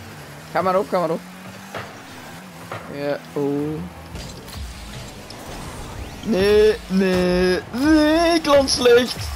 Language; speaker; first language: Dutch; native; Dutch